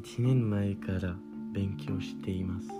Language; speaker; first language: Japanese; non-native, learner; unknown